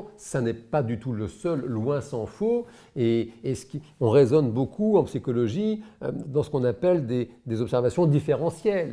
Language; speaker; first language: French; native; French